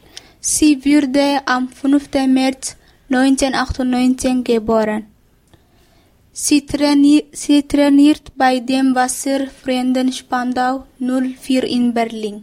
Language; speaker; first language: German; non-native, learner; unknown